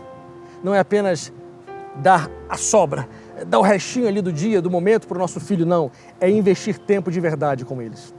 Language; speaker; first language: Portuguese; native; Portuguese